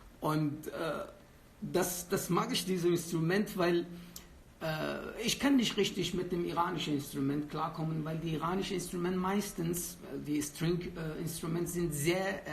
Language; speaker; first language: German; non-native, learner; Persian